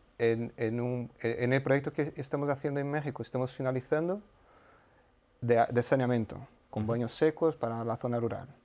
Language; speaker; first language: Spanish; non-native, fluent; Portuguese